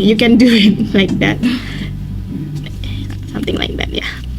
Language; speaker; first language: English; non-native, learner; Indonesian